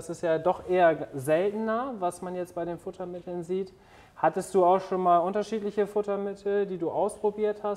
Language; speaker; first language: German; native; German